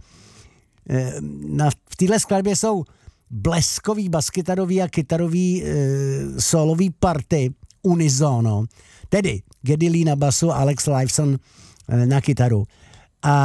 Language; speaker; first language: Czech; native; Czech